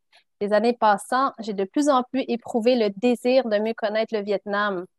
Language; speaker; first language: French; native; French